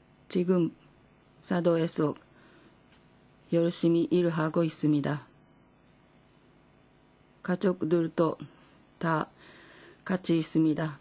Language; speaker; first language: Korean; non-native, fluent; Japanese